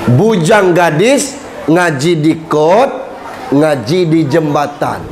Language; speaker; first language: Malay; non-native, local second language; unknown